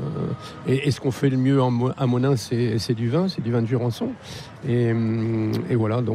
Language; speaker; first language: French; native; French